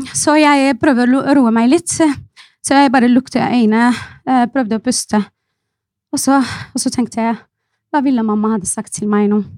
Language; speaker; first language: Norwegian; non-native, fluent; Arabic